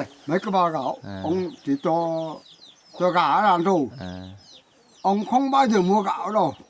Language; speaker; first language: Vietnamese; native; Vietnamese